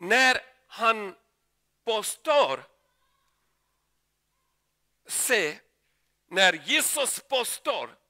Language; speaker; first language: Swedish; non-native, learner; Urdu